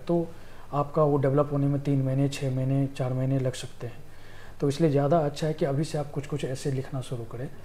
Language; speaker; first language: Hindi; native; Hindi